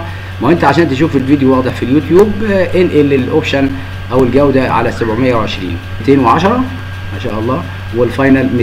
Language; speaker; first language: Arabic; native; Arabic